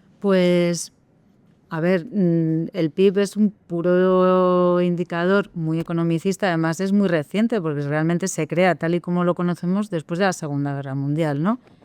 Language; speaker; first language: Spanish; native; Spanish